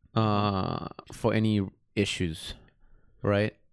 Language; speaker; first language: English; early bilingual, other home language; Spanish